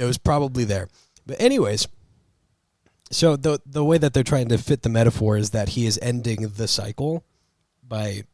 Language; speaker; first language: English; native; English